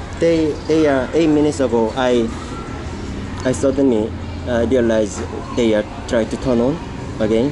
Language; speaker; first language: English; non-native, learner; Korean